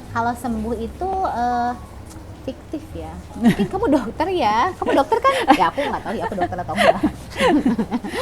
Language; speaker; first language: Indonesian; native; Indonesian